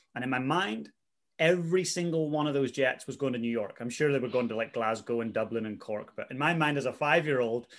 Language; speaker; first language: English; native; English